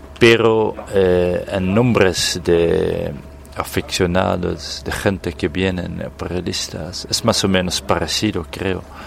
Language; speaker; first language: Spanish; non-native, fluent; Dutch